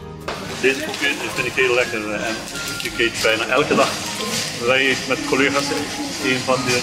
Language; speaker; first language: Dutch; non-native, learner; Turkish